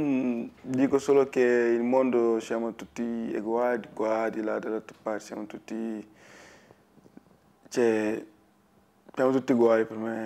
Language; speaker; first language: Italian; non-native, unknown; Wolof